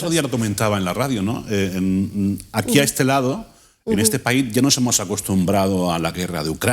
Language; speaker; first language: Spanish; native; Spanish